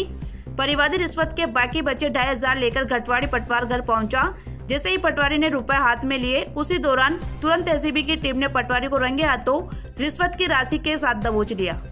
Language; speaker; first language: Hindi; native; Hindi